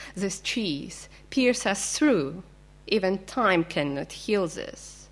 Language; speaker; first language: English; non-native, fluent; Ukrainian